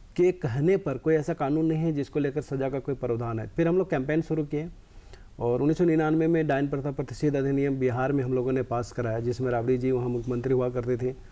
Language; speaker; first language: Hindi; native; Hindi